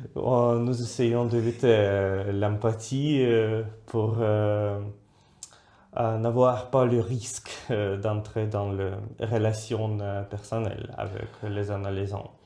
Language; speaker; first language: French; non-native, fluent; Russian